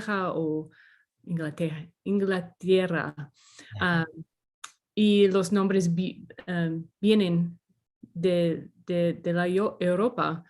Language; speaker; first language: Spanish; non-native, learner; English